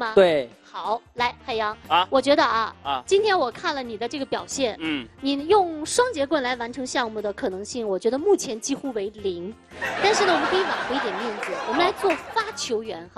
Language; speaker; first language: Chinese; native; Chinese